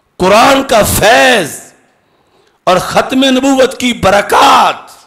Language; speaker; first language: Urdu; non-native, local second language; Punjabi